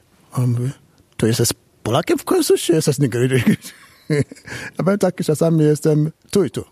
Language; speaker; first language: Polish; non-native, fluent; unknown